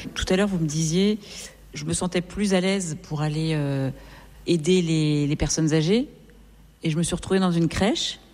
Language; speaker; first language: French; native; French